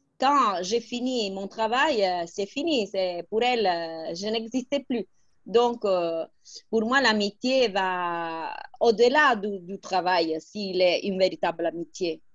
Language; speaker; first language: French; non-native, fluent; Italian